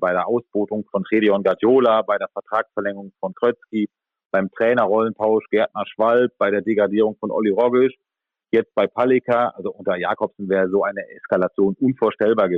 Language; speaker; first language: German; native; German